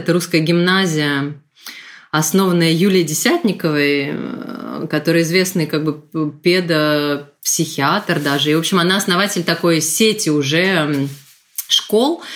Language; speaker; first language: Russian; native; Russian